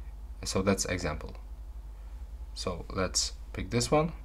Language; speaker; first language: English; non-native, fluent; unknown